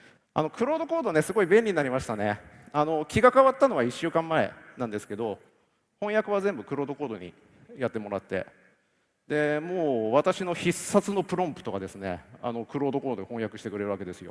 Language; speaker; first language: Japanese; native; Japanese